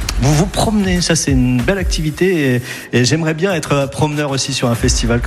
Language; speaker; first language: French; native; French